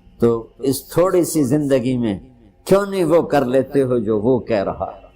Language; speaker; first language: Urdu; non-native, local second language; Punjabi